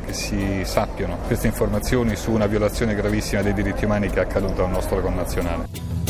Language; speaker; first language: Italian; native; Italian